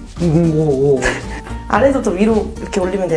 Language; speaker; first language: Korean; native; Korean